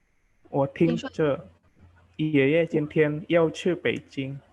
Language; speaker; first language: Chinese; non-native, learner; Indonesian